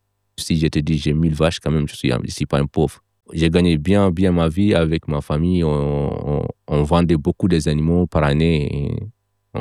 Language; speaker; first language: French; non-native, local second language; Fula